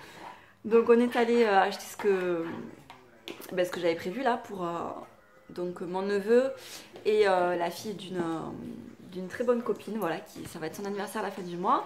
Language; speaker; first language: French; native; French